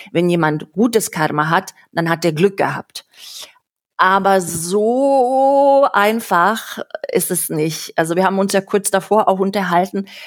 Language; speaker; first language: German; non-native, fluent; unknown